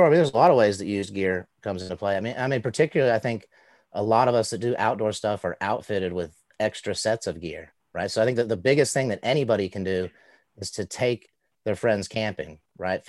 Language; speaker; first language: English; native; English